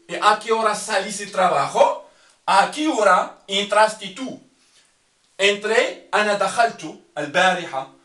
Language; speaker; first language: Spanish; non-native, fluent; Arabic